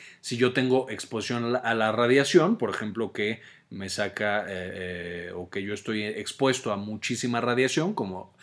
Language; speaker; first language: Spanish; native; Spanish